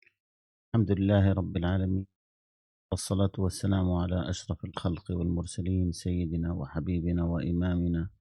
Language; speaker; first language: Arabic; native; Arabic